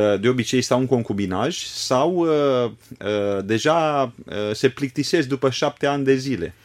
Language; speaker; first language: Romanian; native; Romanian